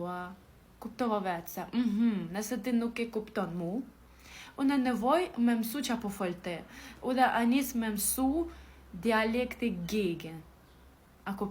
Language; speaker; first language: Albanian; non-native, learner; Ukrainian